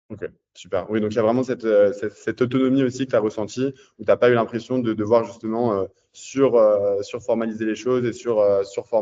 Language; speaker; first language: French; native; French